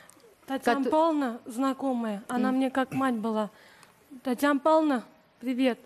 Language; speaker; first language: Russian; native; Russian